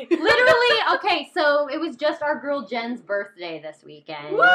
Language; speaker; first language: English; native; English